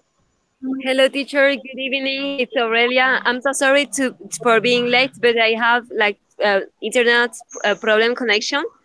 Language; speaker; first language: English; non-native, fluent; Spanish